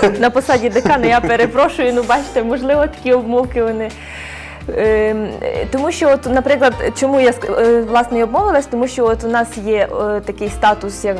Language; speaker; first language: Ukrainian; native; Ukrainian